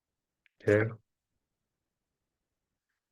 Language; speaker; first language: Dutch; non-native, learner; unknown